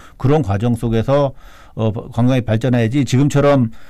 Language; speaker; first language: Korean; native; Korean